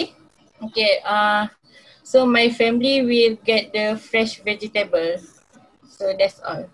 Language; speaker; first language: English; non-native, local second language; Malay